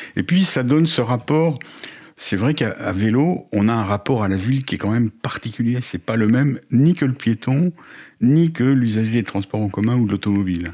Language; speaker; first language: French; native; French